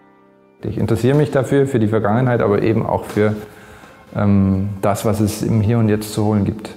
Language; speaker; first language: German; native; German